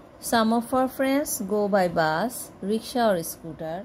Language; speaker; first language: English; non-native, local second language; Bangla